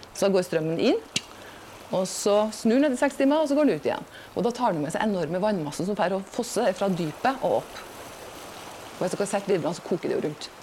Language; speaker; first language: Norwegian; native; Norwegian